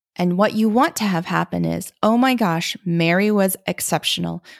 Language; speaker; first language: English; early bilingual, other home language; German